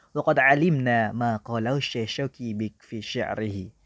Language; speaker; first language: Arabic; non-native, fluent; Indonesian